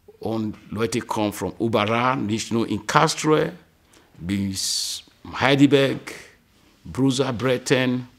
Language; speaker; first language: German; non-native, learner; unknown